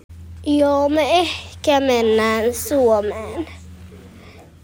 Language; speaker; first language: Finnish; early bilingual, heritage; Finnish